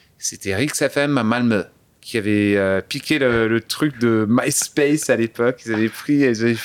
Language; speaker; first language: French; early bilingual, other home language; English